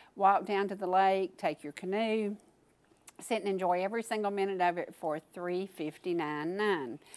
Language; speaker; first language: English; native; English